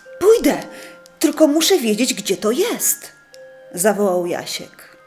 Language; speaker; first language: Polish; native; Polish